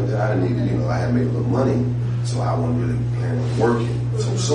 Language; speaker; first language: English; native; English